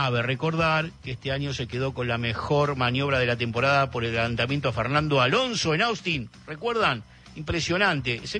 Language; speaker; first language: Spanish; native; Spanish